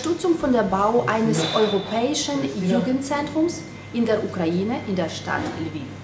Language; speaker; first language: German; non-native, fluent; Ukrainian